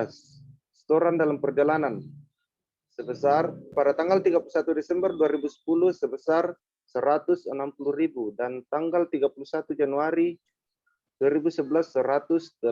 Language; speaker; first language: Indonesian; native; Indonesian